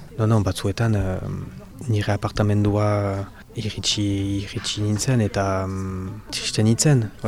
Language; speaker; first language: Basque; non-native, local second language; French